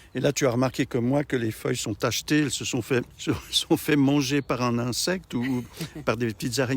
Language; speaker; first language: French; native; French